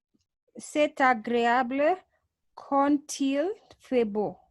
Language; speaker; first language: French; non-native, learner; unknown